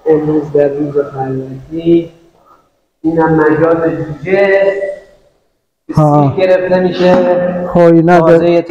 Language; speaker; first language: Persian; native; Persian